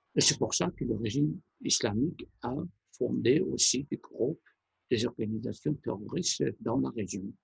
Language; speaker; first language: French; non-native, fluent; Persian